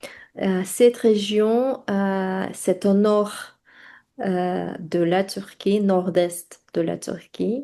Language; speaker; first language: French; non-native, fluent; Russian